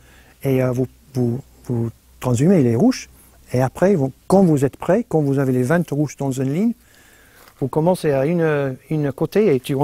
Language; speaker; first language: French; non-native, fluent; English